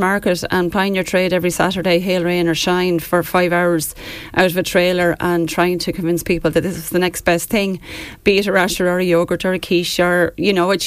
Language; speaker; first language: English; native; English